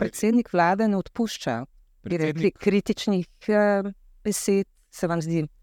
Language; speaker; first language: Slovenian; native; Slovenian